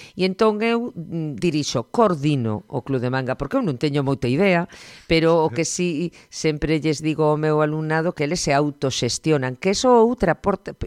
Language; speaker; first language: Galician; native; Galician